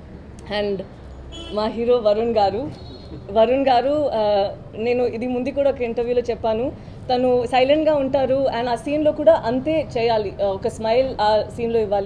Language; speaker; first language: Telugu; non-native, local second language; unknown